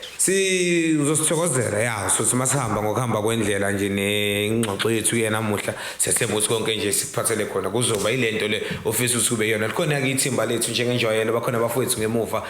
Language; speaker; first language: Zulu; native; Zulu